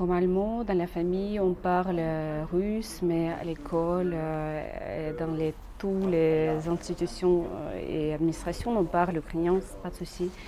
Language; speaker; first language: French; non-native, learner; Russian